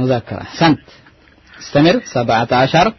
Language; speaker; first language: Arabic; non-native, fluent; Indonesian